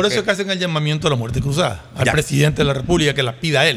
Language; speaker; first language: Spanish; native; Spanish